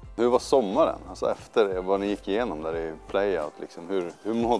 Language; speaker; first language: Swedish; native; Swedish